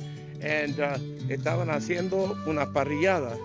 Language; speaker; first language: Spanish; non-native, learner; English